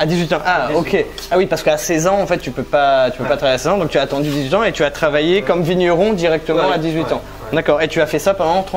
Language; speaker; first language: French; native; French